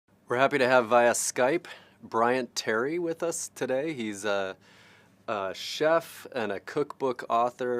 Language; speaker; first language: English; native; English